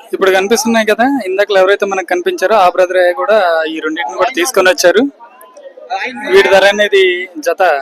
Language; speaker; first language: Telugu; native; Telugu